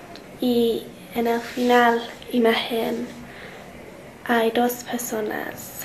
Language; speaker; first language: Spanish; non-native, learner; English